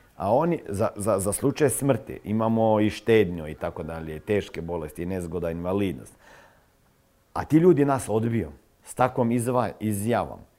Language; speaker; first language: Croatian; non-native, fluent; Serbian